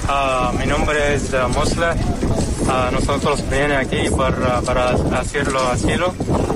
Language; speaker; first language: Spanish; non-native, learner; Arabic